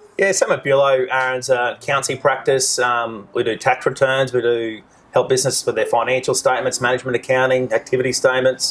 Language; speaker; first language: English; native; English